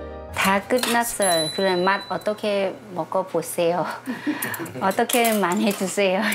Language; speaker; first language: Korean; non-native, learner; Thai